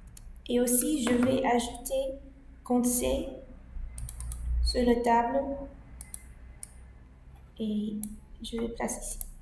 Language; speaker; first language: French; non-native, learner; English